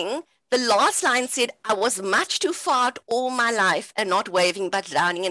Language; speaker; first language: English; native; English